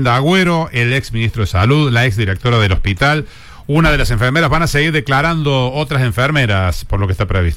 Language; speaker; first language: Spanish; native; Spanish